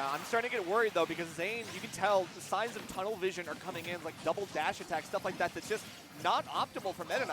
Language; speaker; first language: English; native; English